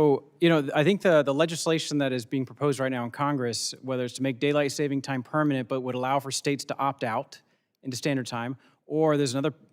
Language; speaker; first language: English; native; English